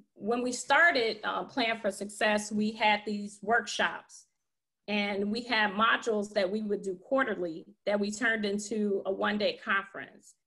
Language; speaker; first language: English; native; English